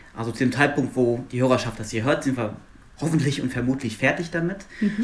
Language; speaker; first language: German; non-native, local second language; Luxembourgish